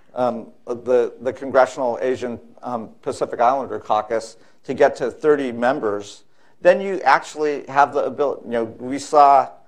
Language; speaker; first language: English; native; English